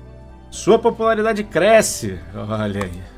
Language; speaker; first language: Portuguese; native; Portuguese